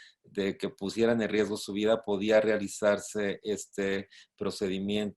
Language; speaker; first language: Spanish; native; Spanish